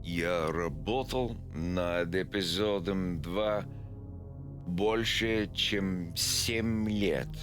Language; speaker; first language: Russian; non-native, learner; English